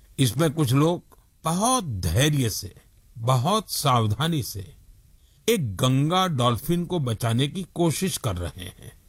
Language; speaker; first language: Hindi; non-native, local second language; Gujarati